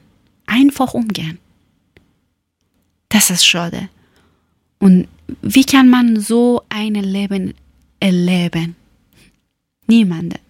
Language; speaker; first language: German; non-native, learner; Persian